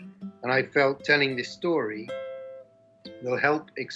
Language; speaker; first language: English; native; English